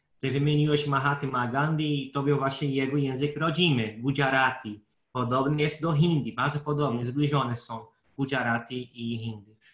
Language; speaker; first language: Polish; non-native, fluent; Portuguese